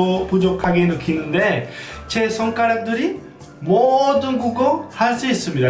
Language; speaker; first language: Korean; non-native, fluent; Spanish